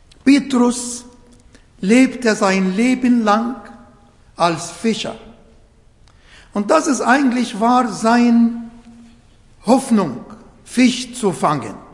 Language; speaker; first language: German; non-native, learner; Arabic